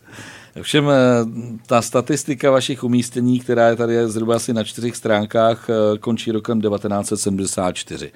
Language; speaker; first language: Czech; native; Czech